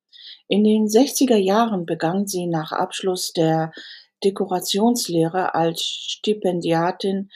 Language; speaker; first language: German; native; German